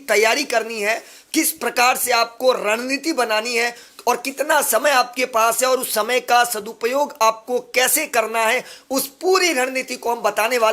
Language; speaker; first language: Hindi; native; Hindi